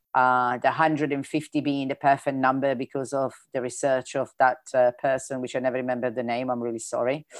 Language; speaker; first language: English; non-native, fluent; Italian